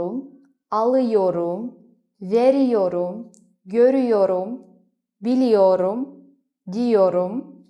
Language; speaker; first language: Turkish; non-native, fluent; Kazakh